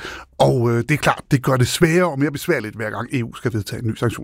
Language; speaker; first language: Danish; native; Danish